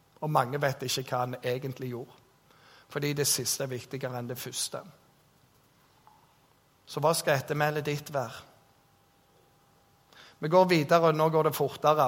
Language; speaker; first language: Norwegian; native; Norwegian